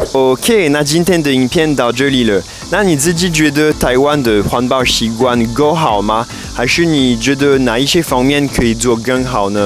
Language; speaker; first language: Chinese; non-native, fluent; French